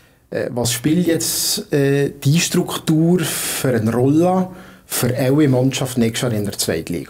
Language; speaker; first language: German; native; German